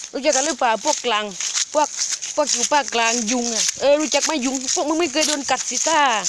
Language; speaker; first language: Thai; native; Thai